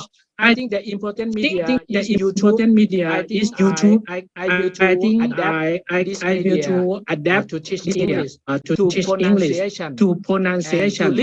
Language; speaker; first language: English; non-native, learner; Thai